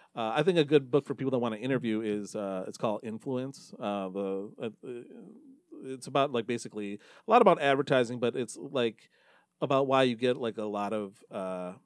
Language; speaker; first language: English; native; English